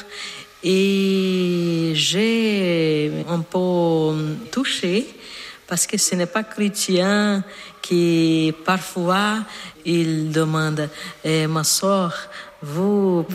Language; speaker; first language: French; non-native, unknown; Portuguese